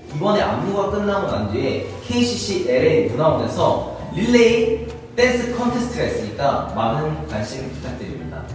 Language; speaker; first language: Korean; native; Korean